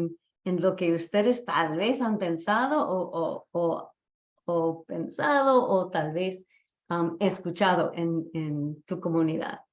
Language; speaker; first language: Spanish; non-native, fluent; English